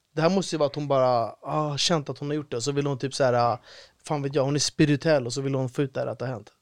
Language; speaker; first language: Swedish; native; Swedish